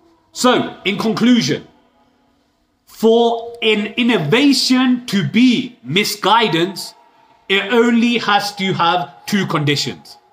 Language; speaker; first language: English; early bilingual, other home language; Urdu